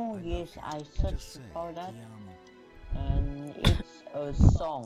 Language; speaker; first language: English; non-native, learner; Chinese